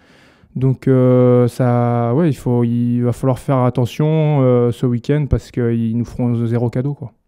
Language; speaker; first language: French; native; French